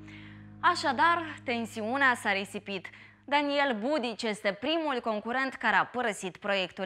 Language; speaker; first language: Romanian; native; Romanian